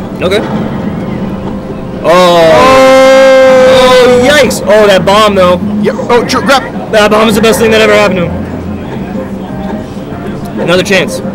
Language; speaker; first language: English; native; English